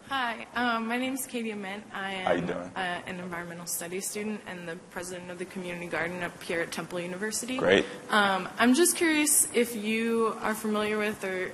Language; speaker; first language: English; native; English